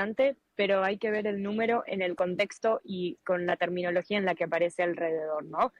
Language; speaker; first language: Spanish; native; Spanish